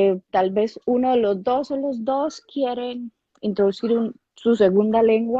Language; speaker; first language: Spanish; native; Spanish